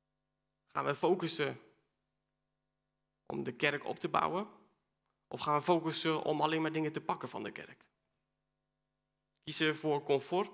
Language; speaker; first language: Dutch; non-native, fluent; Spanish